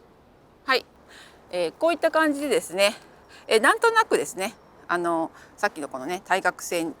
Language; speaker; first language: Japanese; native; Japanese